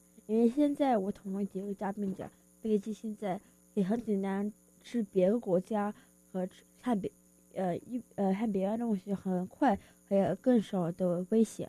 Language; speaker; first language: Chinese; early bilingual, heritage; Chinese